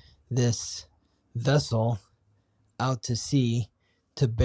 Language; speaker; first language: English; native; English